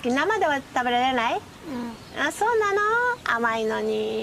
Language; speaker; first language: Japanese; native; Japanese